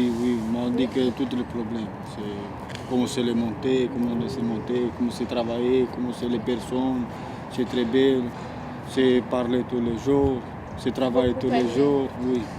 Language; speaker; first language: French; non-native, learner; Romanian